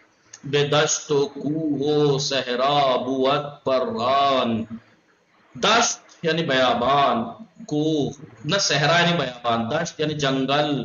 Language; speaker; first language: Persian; non-native, fluent; Urdu